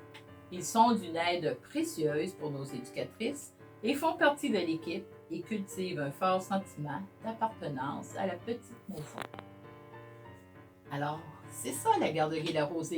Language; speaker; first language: French; native; French